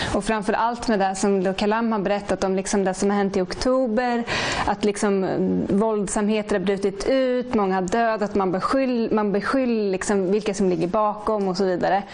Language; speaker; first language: Swedish; native; Swedish